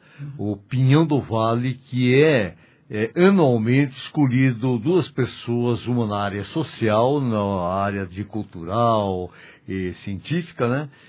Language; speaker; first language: Portuguese; native; Portuguese